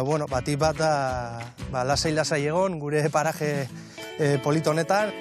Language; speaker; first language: Basque; native; Basque